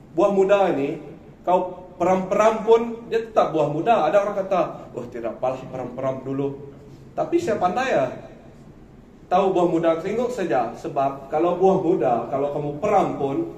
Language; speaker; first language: Malay; non-native, local second language; Iban